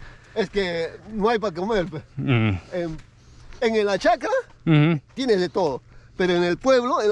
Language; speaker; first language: Spanish; native; Spanish